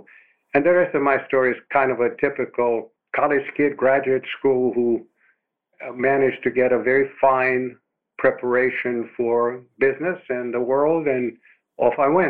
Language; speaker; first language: English; non-native, fluent; Romanian